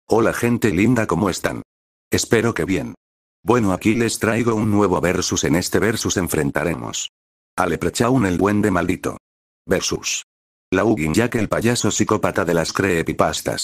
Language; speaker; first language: Spanish; native; Spanish